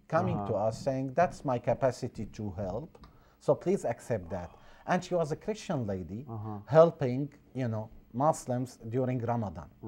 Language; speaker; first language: English; non-native, fluent; Arabic